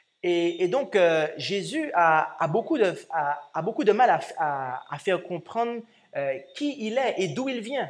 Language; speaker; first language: French; native; French